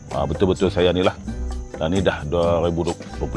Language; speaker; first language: Malay; native; Malay